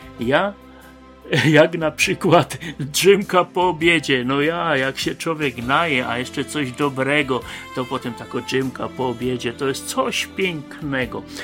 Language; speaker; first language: Polish; native; Polish